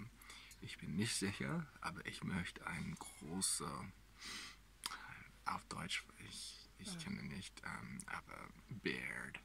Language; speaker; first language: German; non-native, learner; English